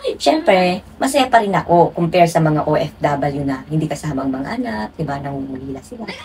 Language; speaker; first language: Filipino; native; Filipino